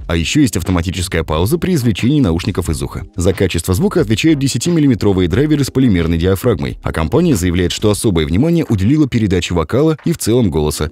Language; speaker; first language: Russian; native; Russian